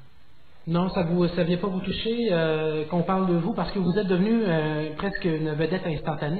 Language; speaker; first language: French; native; French